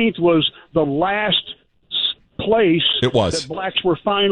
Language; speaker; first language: English; native; English